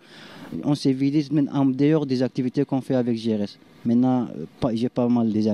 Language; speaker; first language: French; non-native, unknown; Arabic